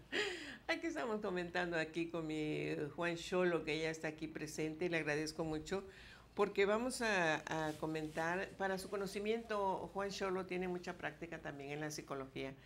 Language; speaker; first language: Spanish; native; Spanish